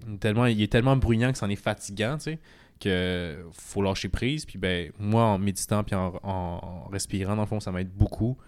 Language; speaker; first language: French; native; French